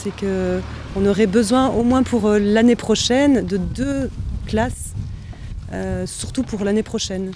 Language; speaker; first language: French; native; French